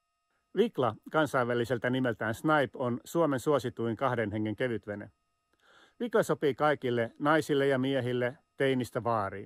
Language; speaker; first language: Finnish; native; Finnish